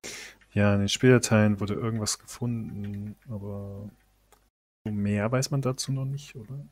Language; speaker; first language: German; native; German